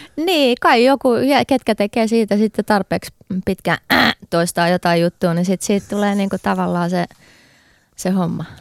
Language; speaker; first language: Finnish; native; Finnish